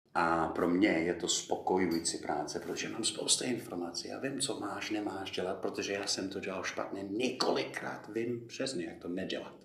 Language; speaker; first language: Czech; non-native, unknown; English